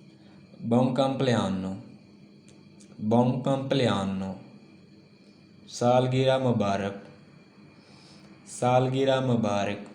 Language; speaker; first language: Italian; non-native, learner; Urdu